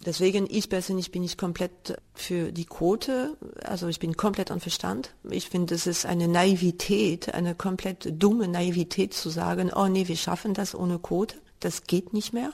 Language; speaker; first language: German; non-native, fluent; French